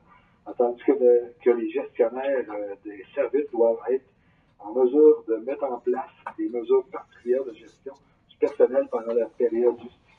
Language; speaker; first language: French; native; French